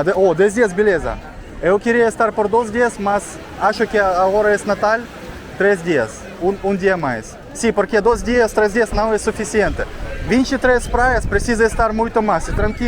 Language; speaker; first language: Portuguese; non-native, learner; Russian